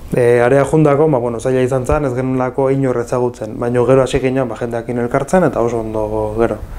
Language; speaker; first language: Basque; early bilingual, other home language; Arabic